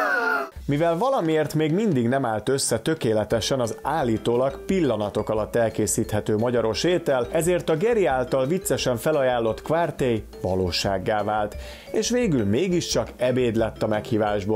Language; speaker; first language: Hungarian; native; Hungarian